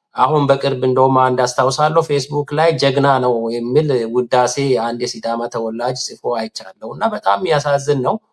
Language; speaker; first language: Amharic; non-native, local second language; Sidamo